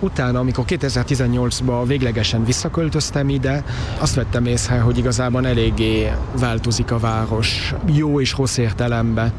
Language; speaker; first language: Hungarian; early bilingual, heritage; Hungarian